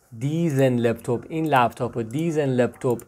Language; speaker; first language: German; non-native, fluent; Persian